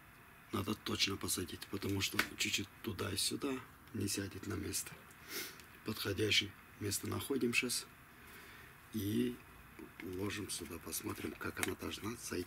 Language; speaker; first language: Russian; non-native, fluent; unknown